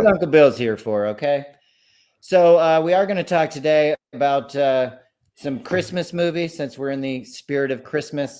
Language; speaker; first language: English; native; English